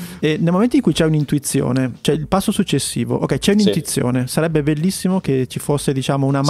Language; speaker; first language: Italian; native; Italian